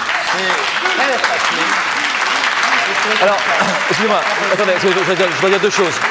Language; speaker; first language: French; native; French